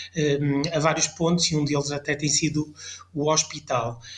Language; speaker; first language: Portuguese; early bilingual, other home language; French